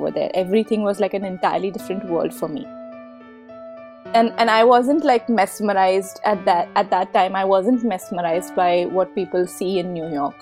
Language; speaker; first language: English; non-native, local second language; Hindi